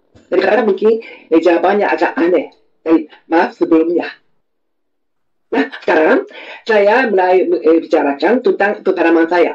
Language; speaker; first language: Indonesian; non-native, fluent; Japanese